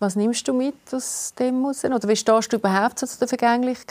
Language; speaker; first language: German; native; German